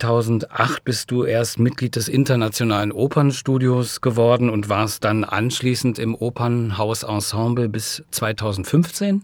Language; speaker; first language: German; native; German